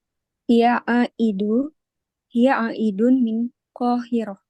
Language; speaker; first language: Arabic; non-native, learner; Indonesian